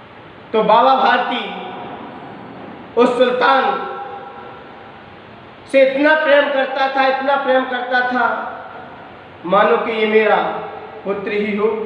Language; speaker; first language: Hindi; native; Hindi